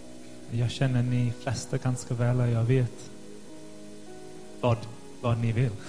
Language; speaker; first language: Swedish; non-native, fluent; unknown